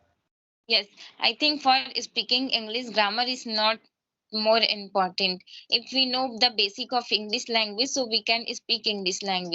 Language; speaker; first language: English; non-native, learner; Hindi